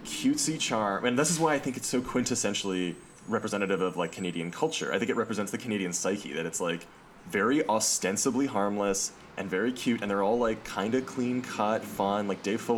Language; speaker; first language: English; native; English